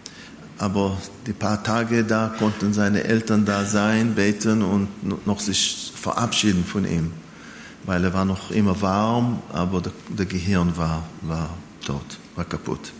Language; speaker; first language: German; non-native, fluent; Hebrew